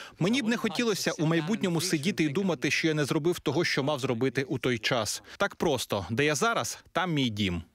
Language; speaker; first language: Ukrainian; non-native, fluent; English